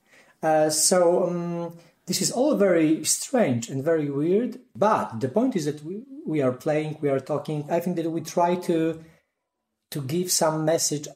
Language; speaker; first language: English; non-native, fluent; Polish